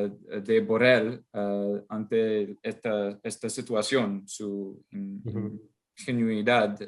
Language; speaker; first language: Spanish; non-native, fluent; English